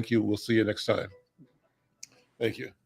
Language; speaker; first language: English; native; English